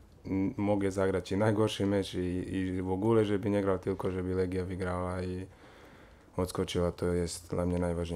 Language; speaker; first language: Polish; non-native, fluent; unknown